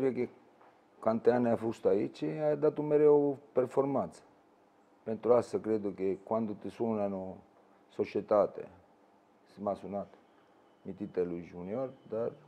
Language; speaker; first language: Romanian; non-native, learner; Italian